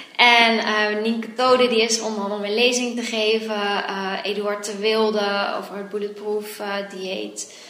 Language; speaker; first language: Dutch; native; Dutch